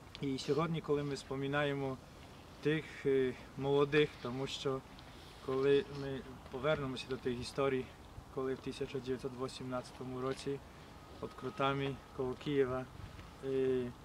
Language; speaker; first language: Ukrainian; non-native, fluent; Polish